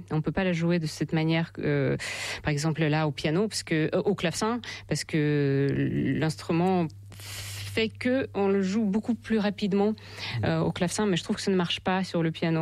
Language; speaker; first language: French; non-native, fluent; Russian